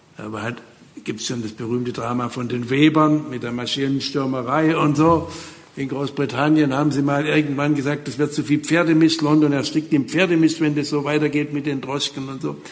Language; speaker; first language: German; native; German